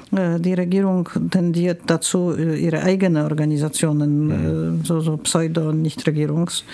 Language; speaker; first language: German; non-native, fluent; Polish